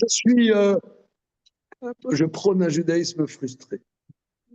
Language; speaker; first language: French; native; French